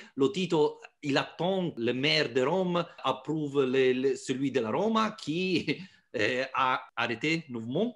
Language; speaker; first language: French; non-native, fluent; Italian